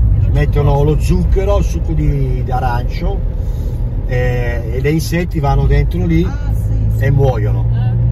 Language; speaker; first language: Italian; native; Italian